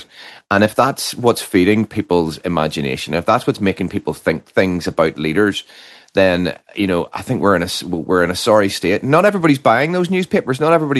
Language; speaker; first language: English; native; English